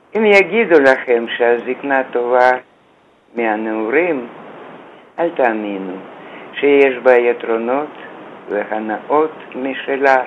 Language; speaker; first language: Hebrew; non-native, fluent; Russian